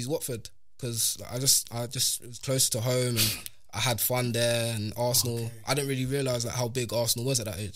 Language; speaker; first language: English; native; English